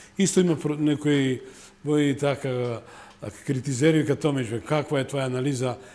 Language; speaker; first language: Macedonian; non-native, local second language; Serbian